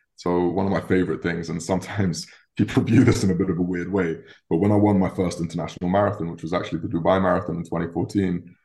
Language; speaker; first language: English; native; English